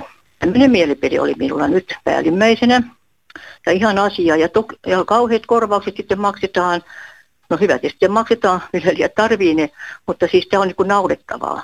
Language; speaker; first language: Finnish; native; Finnish